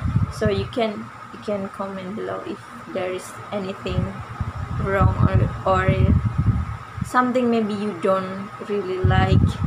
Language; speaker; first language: English; non-native, learner; Indonesian